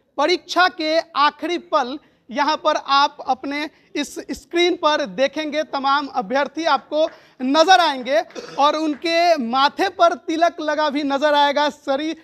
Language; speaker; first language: Hindi; native; Hindi